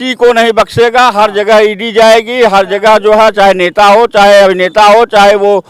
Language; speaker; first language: Hindi; native; Hindi